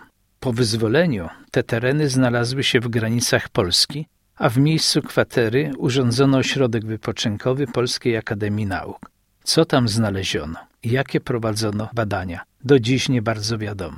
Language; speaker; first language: Polish; native; Polish